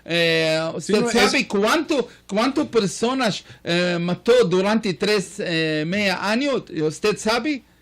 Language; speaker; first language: Spanish; non-native, learner; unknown